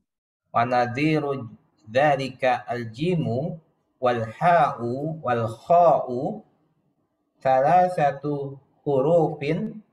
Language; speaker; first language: Arabic; non-native, learner; Indonesian